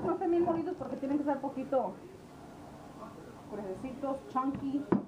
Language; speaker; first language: Spanish; native; Spanish